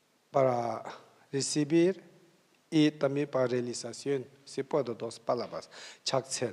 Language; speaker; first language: Spanish; non-native, learner; Tibetan